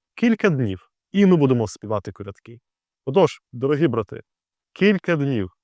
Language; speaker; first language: Ukrainian; native; Ukrainian